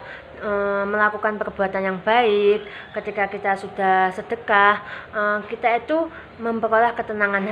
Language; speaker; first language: Indonesian; native; Indonesian